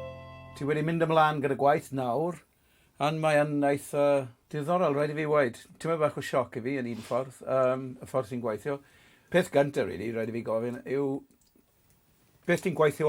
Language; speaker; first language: Welsh; native; Welsh